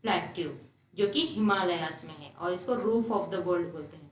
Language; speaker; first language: Hindi; non-native, local second language; Telugu